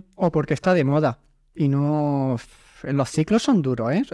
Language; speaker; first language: Spanish; native; Spanish